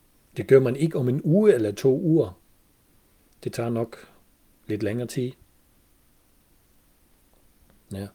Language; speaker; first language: Danish; non-native, fluent; German